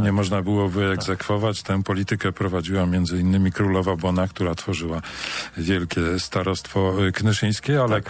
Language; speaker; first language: Polish; native; Polish